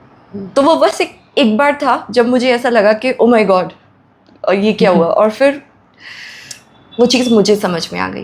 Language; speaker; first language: Hindi; native; Hindi